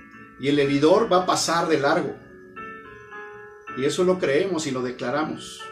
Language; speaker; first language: Spanish; native; Spanish